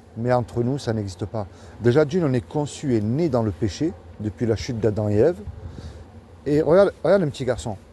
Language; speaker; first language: French; native; French